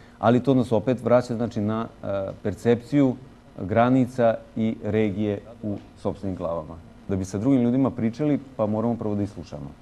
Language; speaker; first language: Serbian; native; Serbian